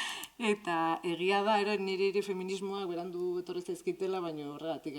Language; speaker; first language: Basque; native; Basque